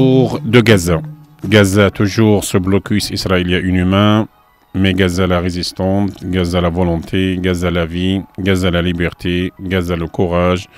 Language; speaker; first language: French; non-native, fluent; Arabic